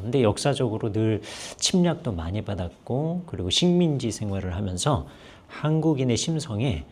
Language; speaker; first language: Korean; native; Korean